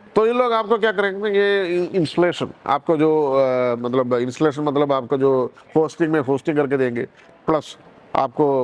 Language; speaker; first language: Hindi; non-native, local second language; Malayalam